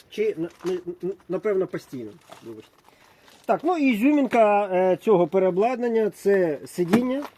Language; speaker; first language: Ukrainian; non-native, local second language; Russian